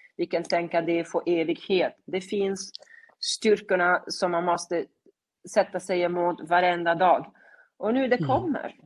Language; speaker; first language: Swedish; non-native, fluent; Italian